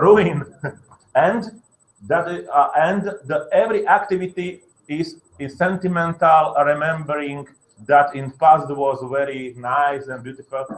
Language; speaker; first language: English; non-native, learner; Slovak